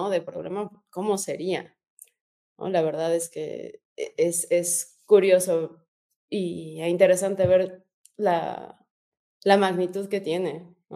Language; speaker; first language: Spanish; native; Spanish